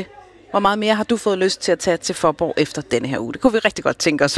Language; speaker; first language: Danish; native; Danish